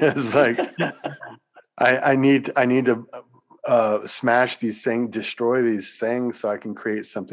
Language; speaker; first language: English; native; English